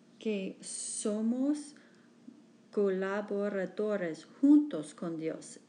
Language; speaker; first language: Spanish; non-native, learner; English